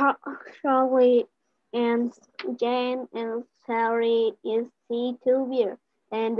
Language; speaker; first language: English; non-native, learner; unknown